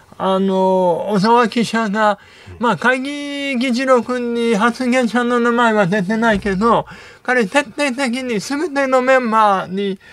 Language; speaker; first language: Japanese; non-native, fluent; English